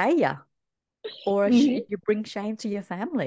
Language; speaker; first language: English; early bilingual, other home language; Vietnamese